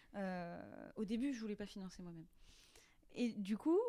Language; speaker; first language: French; native; French